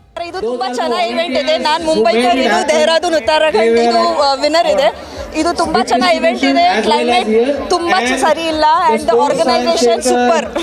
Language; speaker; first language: Kannada; non-native, learner; Hindi